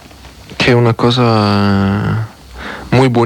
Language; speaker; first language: Spanish; non-native, learner; French